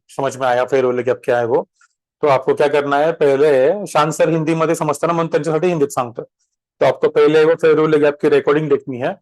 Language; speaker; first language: Hindi; non-native, local second language; Marathi